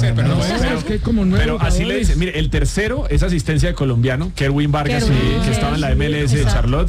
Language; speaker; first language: Spanish; native; Spanish